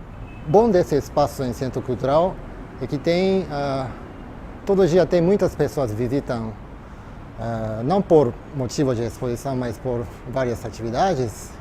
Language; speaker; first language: Portuguese; non-native, fluent; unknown